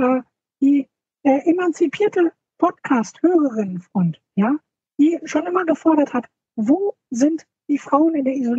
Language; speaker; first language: German; native; German